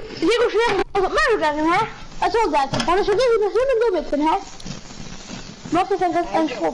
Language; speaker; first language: German; non-native, local second language; Luxembourgish